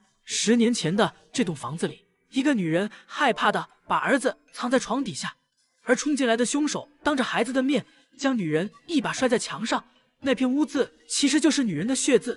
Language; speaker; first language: Chinese; native; Chinese